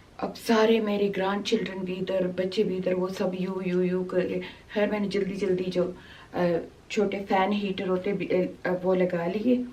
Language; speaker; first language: Urdu; non-native, local second language; Pashto